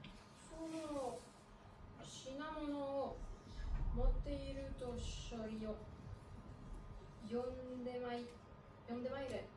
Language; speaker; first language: Japanese; non-native, learner; French